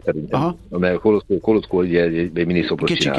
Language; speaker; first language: Hungarian; native; Hungarian